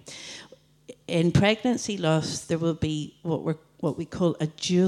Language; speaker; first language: English; native; English